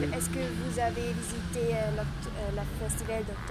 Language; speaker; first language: French; non-native, learner; German